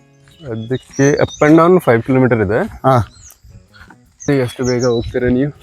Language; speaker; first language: Kannada; non-native, local second language; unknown